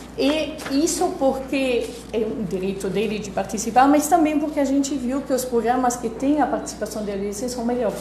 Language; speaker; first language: Portuguese; non-native, fluent; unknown